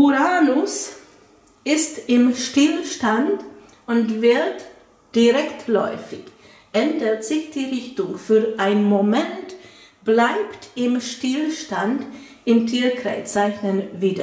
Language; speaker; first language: German; non-native, fluent; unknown